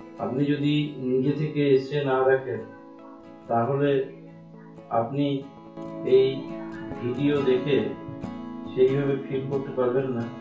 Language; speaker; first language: Bangla; native; Bangla